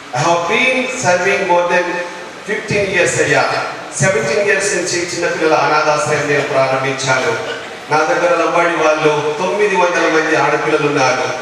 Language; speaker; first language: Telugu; non-native, local second language; Lambadi